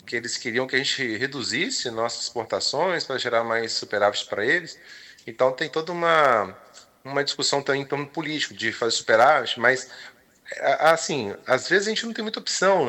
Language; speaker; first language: Portuguese; native; Portuguese